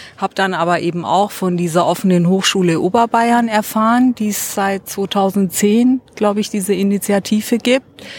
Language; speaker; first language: German; early bilingual, other home language; Turkish